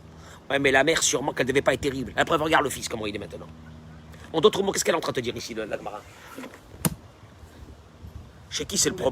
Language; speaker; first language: French; native; French